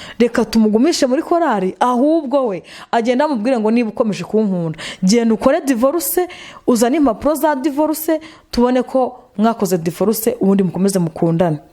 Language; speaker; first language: Kinyarwanda; native; Kinyarwanda